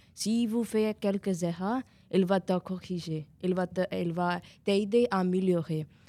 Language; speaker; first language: French; non-native, learner; Punjabi